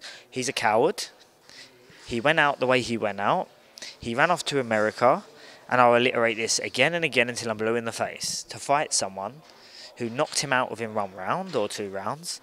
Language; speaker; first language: English; native; English